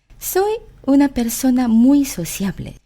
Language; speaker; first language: Spanish; non-native, fluent; Korean